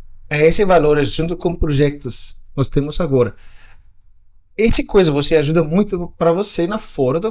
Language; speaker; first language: Portuguese; non-native, learner; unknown